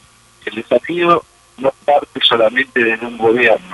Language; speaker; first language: Spanish; native; Spanish